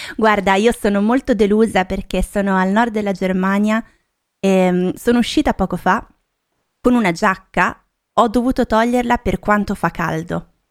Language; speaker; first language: Italian; native; Italian